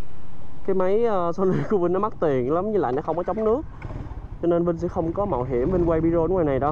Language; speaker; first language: Vietnamese; native; Vietnamese